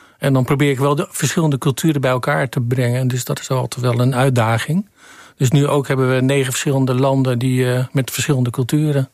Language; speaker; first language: Dutch; native; Dutch